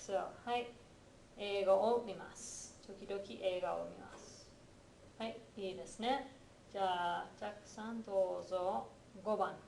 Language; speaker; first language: Japanese; non-native, fluent; English